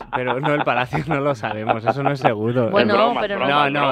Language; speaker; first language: Spanish; native; Spanish